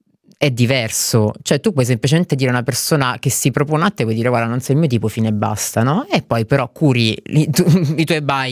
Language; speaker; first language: Italian; native; Italian